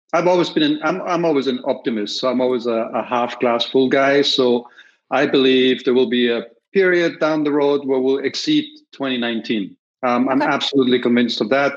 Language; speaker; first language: English; non-native, fluent; German